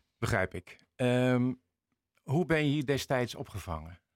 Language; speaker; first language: Dutch; native; Dutch